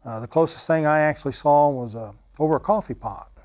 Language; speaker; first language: English; native; English